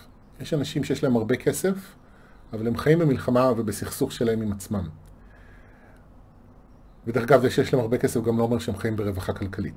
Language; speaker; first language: Hebrew; native; Hebrew